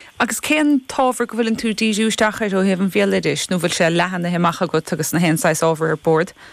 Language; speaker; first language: Irish; native; Irish